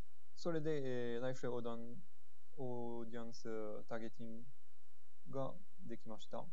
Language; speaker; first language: Japanese; non-native, fluent; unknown